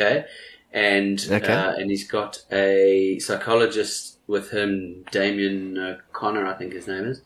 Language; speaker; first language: English; native; English